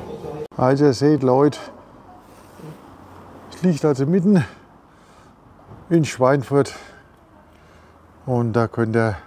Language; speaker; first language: German; native; German